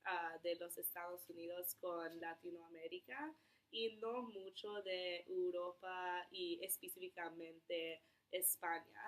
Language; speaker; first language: Spanish; non-native, learner; English